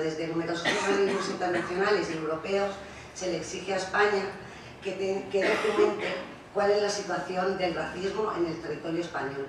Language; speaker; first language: Spanish; native; Spanish